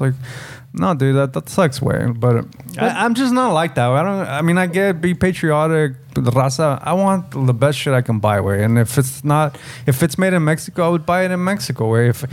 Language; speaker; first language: English; early bilingual, other home language; Spanish